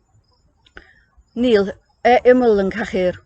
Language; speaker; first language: Irish; non-native, learner; English